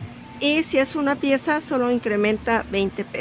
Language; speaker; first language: Spanish; native; Spanish